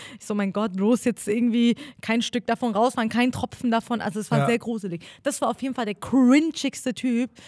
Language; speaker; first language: German; early bilingual, other home language; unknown